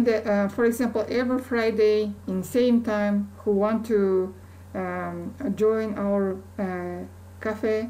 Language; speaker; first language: English; non-native, learner; Kazakh